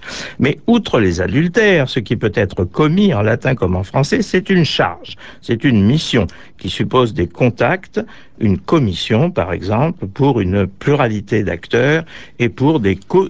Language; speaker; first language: French; native; French